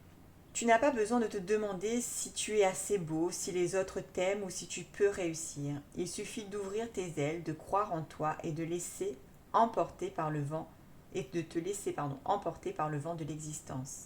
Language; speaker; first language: French; native; French